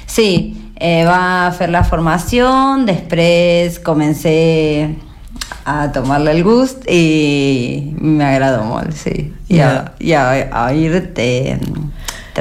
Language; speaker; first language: Catalan; non-native, learner; Spanish